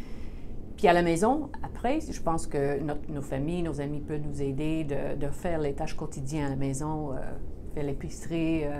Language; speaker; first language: French; non-native, local second language; English